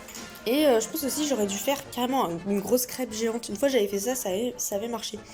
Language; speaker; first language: French; native; French